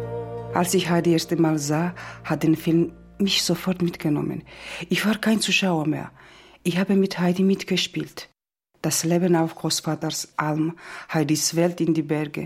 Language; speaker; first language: German; non-native, learner; Georgian